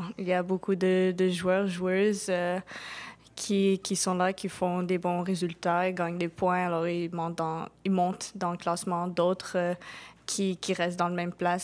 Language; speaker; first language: French; non-native, local second language; English